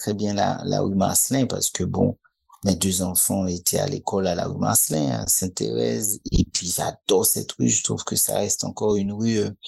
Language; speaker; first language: French; native; French